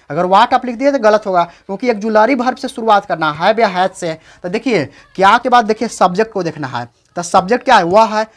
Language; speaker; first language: Hindi; native; Hindi